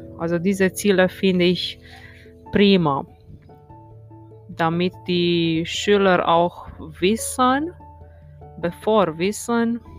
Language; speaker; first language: German; non-native, fluent; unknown